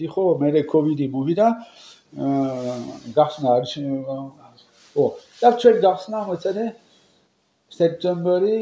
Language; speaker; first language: Georgian; non-native, learner; French